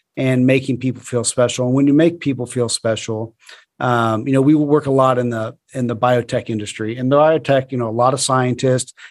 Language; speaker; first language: English; native; English